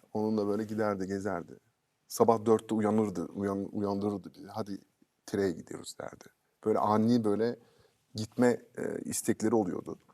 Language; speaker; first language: Turkish; early bilingual, heritage; Turkish